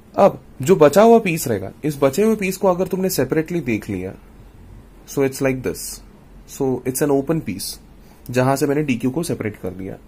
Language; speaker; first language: Hindi; non-native, local second language; Malayalam